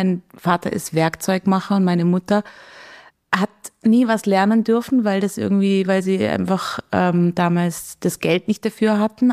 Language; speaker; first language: German; native; German